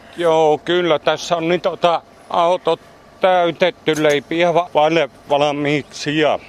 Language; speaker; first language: Finnish; native; Finnish